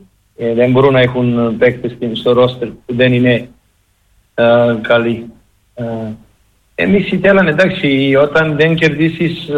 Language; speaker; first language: Greek; non-native, learner; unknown